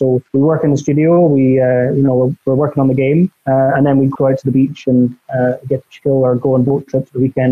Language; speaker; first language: English; native; English